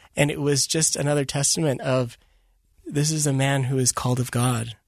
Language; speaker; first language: English; early bilingual, other home language; Filipino